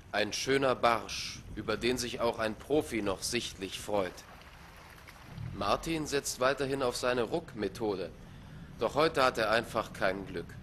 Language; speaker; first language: German; native; German